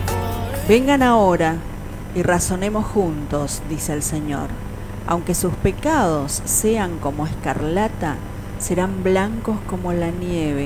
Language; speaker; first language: Spanish; native; Spanish